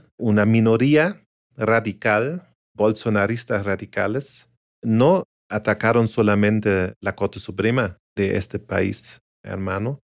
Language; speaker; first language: Spanish; non-native, fluent; German